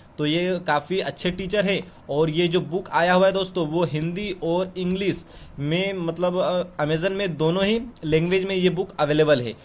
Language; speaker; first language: Hindi; native; Hindi